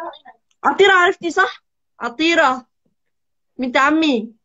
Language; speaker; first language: Arabic; non-native, learner; Malay